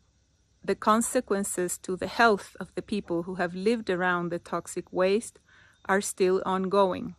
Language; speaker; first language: English; non-native, fluent; Spanish